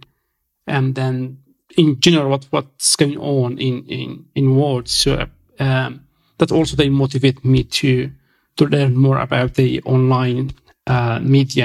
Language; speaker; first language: English; non-native, fluent; Arabic